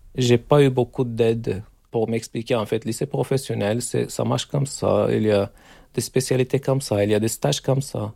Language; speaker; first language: French; non-native, learner; Turkish